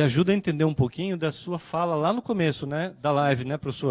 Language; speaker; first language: Portuguese; native; Portuguese